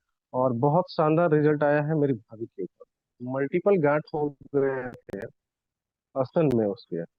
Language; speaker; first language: Hindi; native; Hindi